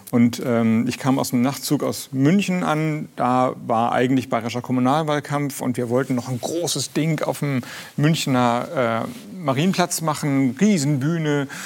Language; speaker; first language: German; native; German